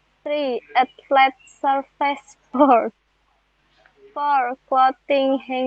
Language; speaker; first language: English; non-native, learner; Indonesian